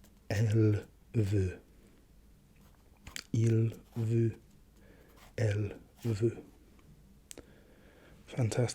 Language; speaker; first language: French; non-native, learner; English